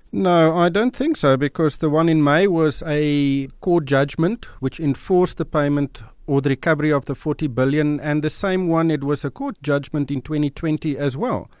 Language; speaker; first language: English; non-native, local second language; Afrikaans